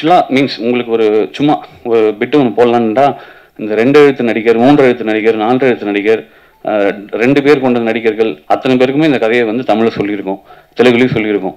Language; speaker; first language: Tamil; native; Tamil